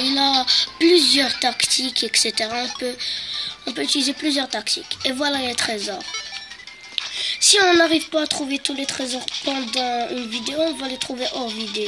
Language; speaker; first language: French; native; French